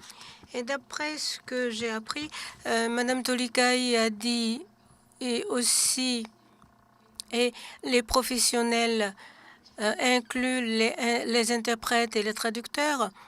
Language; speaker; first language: French; non-native, fluent; Japanese